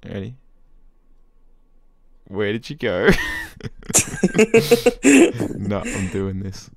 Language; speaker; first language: English; native; English